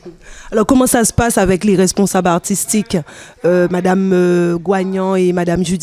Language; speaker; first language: French; native; French